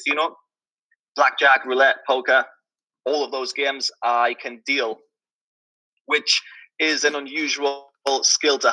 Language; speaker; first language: English; native; English